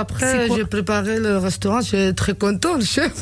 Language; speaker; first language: French; non-native, learner; Georgian